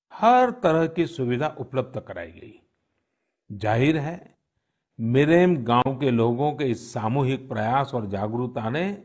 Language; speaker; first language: Hindi; non-native, local second language; Gujarati